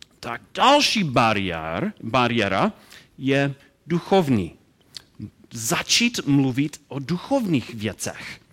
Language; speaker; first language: Czech; non-native, learner; English